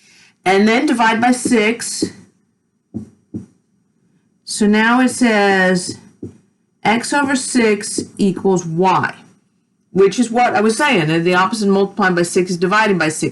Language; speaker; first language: English; native; English